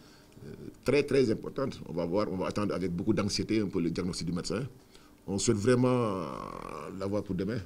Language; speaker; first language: French; non-native, local second language; Wolof